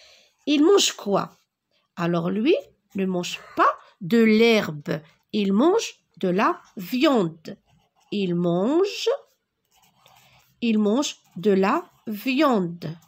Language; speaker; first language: French; non-native, local second language; Arabic